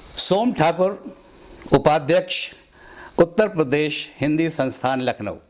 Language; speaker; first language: Hindi; native; Hindi